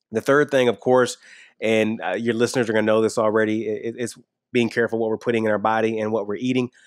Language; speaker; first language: English; native; English